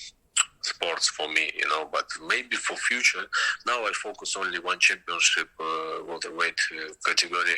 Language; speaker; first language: English; non-native, learner; Russian